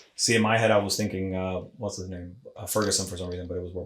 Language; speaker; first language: English; native; English